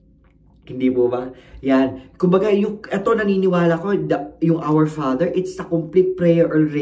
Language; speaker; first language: Filipino; native; Filipino